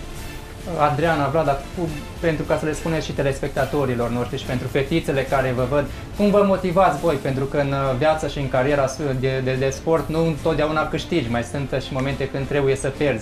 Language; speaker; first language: Romanian; native; Romanian